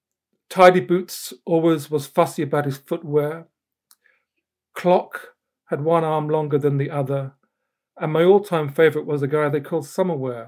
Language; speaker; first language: English; native; English